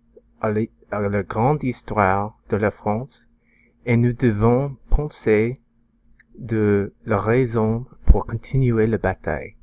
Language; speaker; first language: French; non-native, learner; English